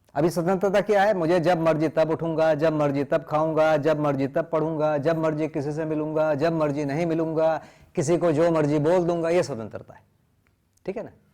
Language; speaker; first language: Hindi; non-native, local second language; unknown